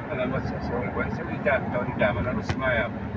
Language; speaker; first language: Arabic; native; Arabic